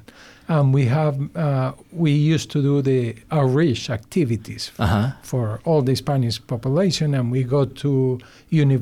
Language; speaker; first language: English; non-native, learner; Spanish